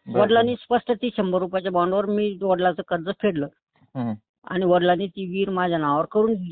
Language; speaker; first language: Marathi; native; Marathi